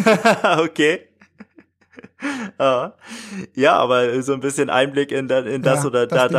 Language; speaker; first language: German; native; German